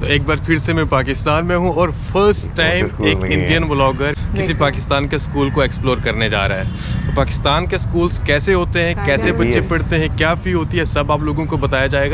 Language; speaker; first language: Hindi; native; Hindi